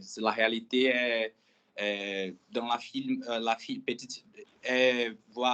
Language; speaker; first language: French; non-native, fluent; Portuguese